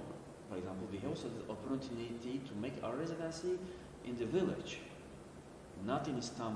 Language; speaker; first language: English; non-native, learner; Turkish